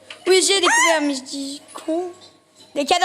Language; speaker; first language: French; native; French